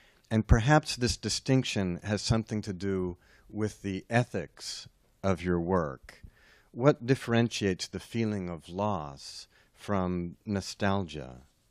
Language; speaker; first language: English; native; English